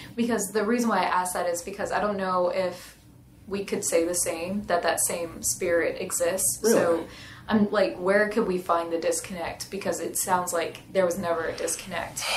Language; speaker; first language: English; native; English